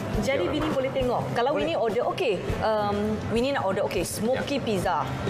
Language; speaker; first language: Malay; native; Malay